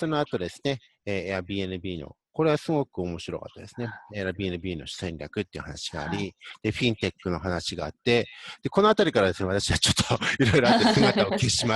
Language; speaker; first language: Japanese; native; Japanese